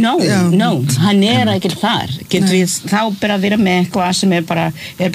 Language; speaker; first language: Icelandic; non-native, fluent; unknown